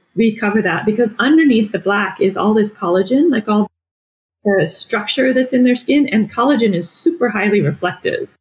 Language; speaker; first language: English; native; English